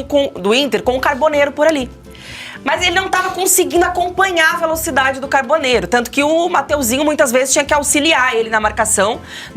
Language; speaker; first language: Portuguese; native; Portuguese